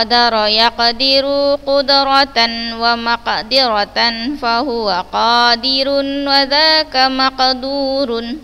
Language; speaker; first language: Arabic; non-native, fluent; Indonesian